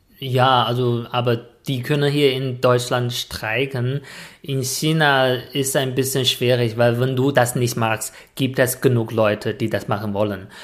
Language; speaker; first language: German; non-native, fluent; Chinese